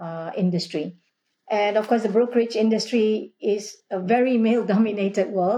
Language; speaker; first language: English; non-native, local second language; Malay